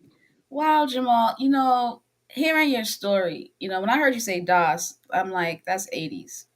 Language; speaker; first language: English; native; English